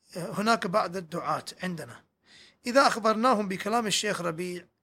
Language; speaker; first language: Arabic; non-native, fluent; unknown